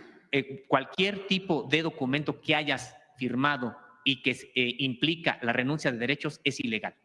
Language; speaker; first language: Spanish; native; Spanish